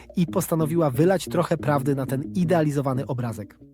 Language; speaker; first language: Polish; native; Polish